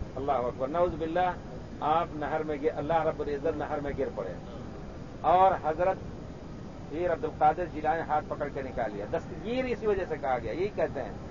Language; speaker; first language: Urdu; native; Urdu